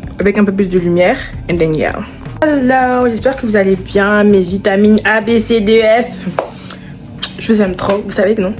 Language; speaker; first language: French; non-native, local second language; Lingala